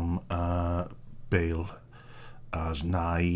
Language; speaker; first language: English; native; English